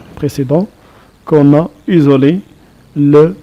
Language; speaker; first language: French; non-native, local second language; Arabic